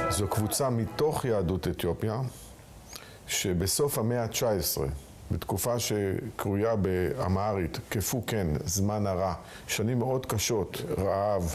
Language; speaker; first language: Hebrew; non-native, local second language; Amharic